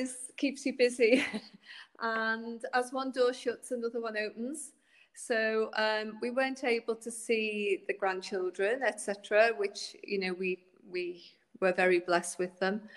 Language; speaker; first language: English; native; English